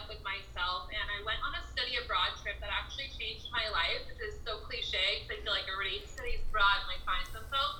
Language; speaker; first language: English; native; English